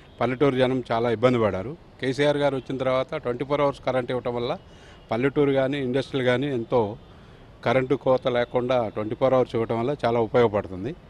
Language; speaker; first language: Telugu; native; Telugu